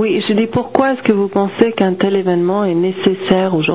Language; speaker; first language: French; native; French